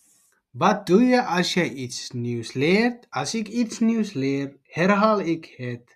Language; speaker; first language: Dutch; non-native, learner; Tigrinya